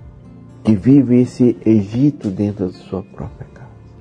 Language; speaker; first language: Portuguese; native; Portuguese